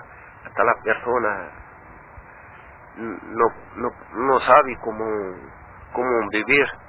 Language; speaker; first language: Spanish; non-native, learner; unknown